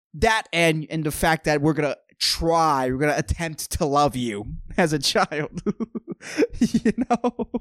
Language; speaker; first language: English; native; English